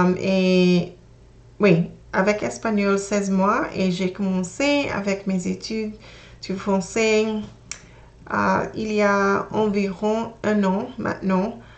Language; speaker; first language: French; non-native, learner; English